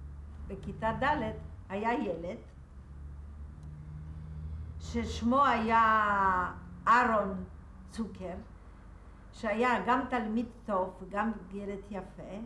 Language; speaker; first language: Hebrew; non-native, fluent; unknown